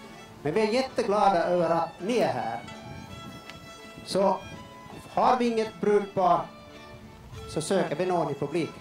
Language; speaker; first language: Swedish; native; Swedish